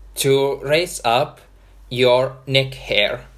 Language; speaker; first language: English; non-native, fluent; Finnish